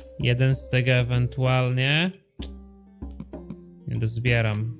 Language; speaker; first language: Polish; native; Polish